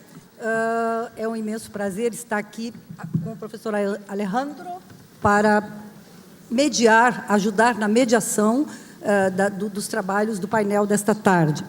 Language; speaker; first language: Portuguese; native; Portuguese